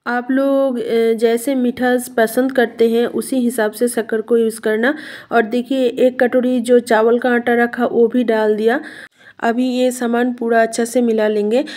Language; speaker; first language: Hindi; non-native, local second language; Bangla